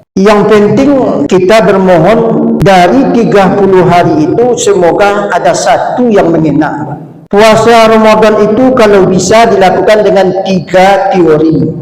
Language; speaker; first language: Malay; non-native, local second language; Minangkabau